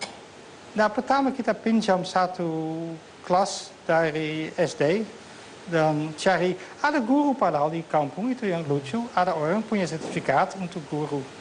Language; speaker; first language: Indonesian; non-native, fluent; Dutch